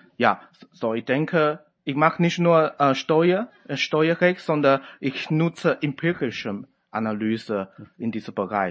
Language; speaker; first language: German; non-native, fluent; Chinese